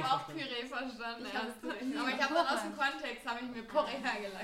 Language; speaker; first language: German; native; German